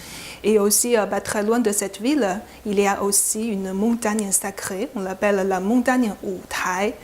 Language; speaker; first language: French; non-native, fluent; Chinese